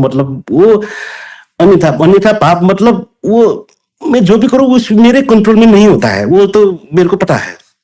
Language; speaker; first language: Hindi; non-native, local second language; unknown